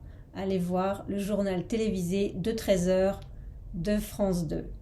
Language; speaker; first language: French; non-native, fluent; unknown